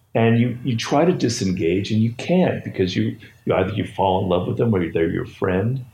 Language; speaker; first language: English; native; English